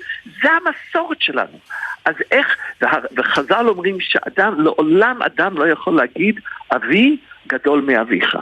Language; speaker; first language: Hebrew; non-native, fluent; English